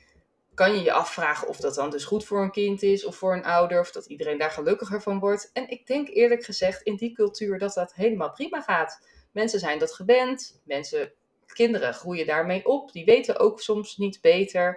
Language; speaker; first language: Dutch; native; Dutch